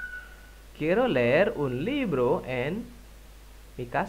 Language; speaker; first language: Spanish; non-native, fluent; Indonesian